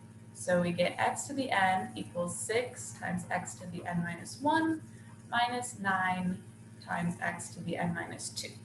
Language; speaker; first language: English; native; English